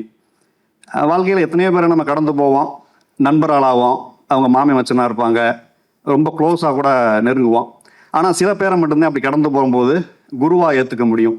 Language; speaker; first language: Tamil; native; Tamil